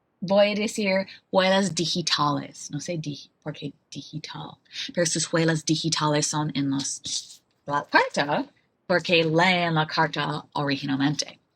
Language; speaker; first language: Spanish; non-native, fluent; English